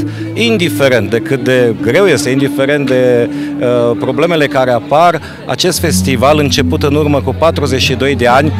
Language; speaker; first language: Romanian; native; Romanian